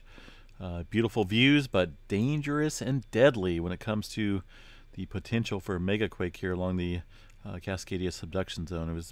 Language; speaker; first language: English; native; English